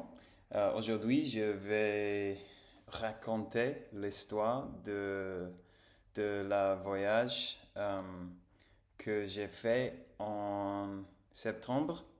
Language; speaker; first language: French; non-native, learner; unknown